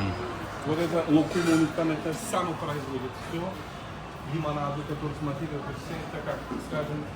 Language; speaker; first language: Russian; non-native, learner; Turkish